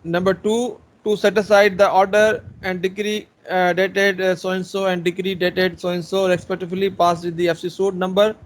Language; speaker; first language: English; non-native, local second language; Urdu